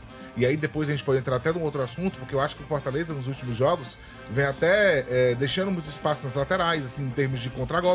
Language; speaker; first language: Portuguese; native; Portuguese